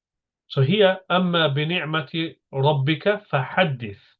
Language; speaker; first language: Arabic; non-native, fluent; English